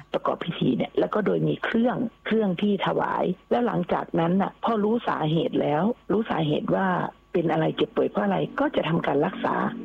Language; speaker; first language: Thai; non-native, local second language; Northeastern Thai